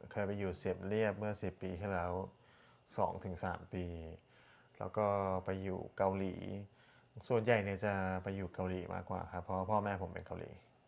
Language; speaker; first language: Thai; early bilingual, other home language; Korean